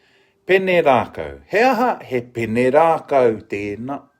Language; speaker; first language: Māori; non-native, local second language; English